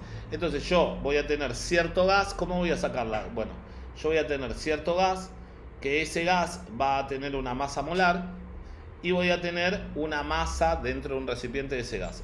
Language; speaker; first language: Spanish; native; Spanish